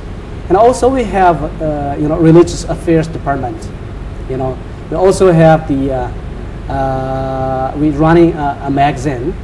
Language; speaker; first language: English; non-native, fluent; Chinese